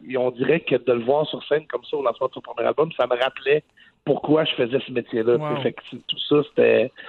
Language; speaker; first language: French; native; French